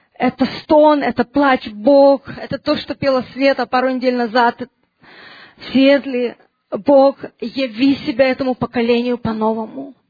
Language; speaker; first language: Russian; early bilingual, heritage; Russian